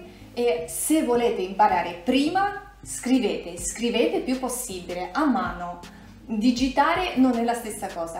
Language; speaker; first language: Italian; non-native, fluent; Russian